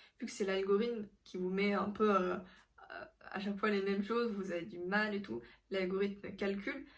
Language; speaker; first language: French; non-native, fluent; Korean